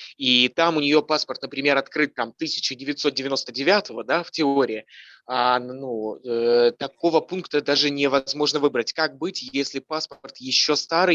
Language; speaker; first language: Russian; native; Russian